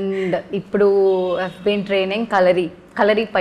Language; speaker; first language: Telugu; non-native, learner; Malayalam